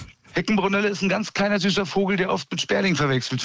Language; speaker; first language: German; native; German